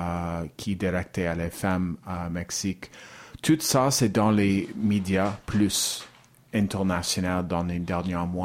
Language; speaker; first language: French; non-native, learner; English